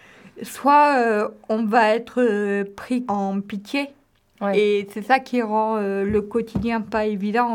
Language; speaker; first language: French; native; French